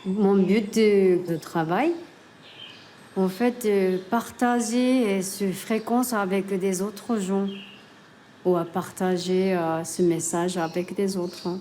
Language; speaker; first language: French; non-native, learner; Japanese